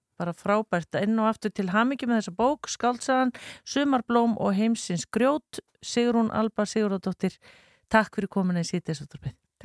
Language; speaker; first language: Icelandic; native; Icelandic